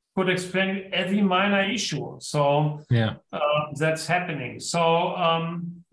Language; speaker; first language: English; non-native, fluent; German